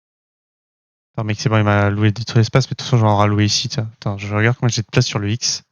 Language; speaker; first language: French; native; French